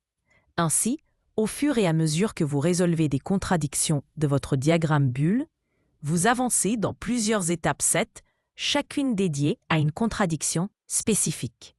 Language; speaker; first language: French; native; French